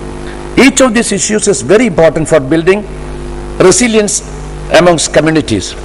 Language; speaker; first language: English; non-native, local second language; Malayalam